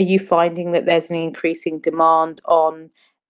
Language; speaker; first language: English; non-native, local second language; Akan